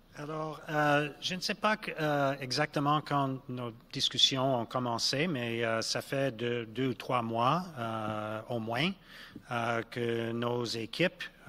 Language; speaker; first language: French; non-native, local second language; English